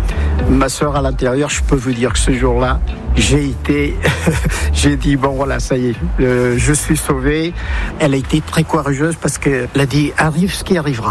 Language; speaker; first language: French; early bilingual, other home language; Portuguese